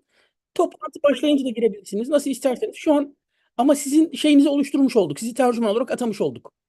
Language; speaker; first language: Turkish; native; Turkish